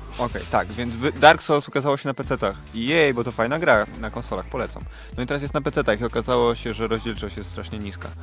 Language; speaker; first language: Polish; native; Polish